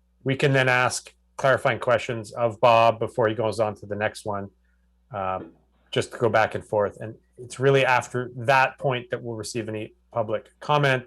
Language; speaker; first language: English; native; English